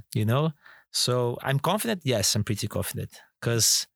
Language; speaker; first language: English; non-native, fluent; Portuguese